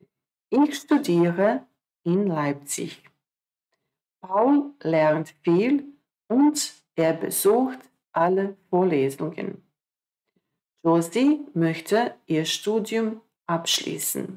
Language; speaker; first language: German; non-native, fluent; Croatian